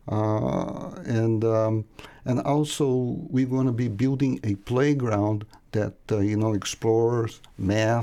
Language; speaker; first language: English; non-native, fluent; Portuguese